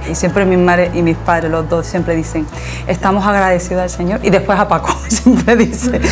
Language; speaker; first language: Spanish; early bilingual, other home language; Korean